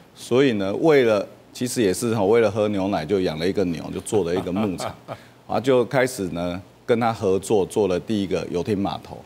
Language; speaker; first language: Chinese; native; Chinese